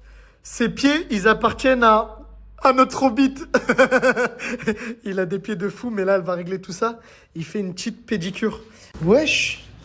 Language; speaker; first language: French; native; French